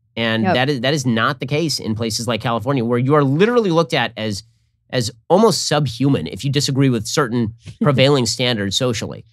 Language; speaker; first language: English; native; English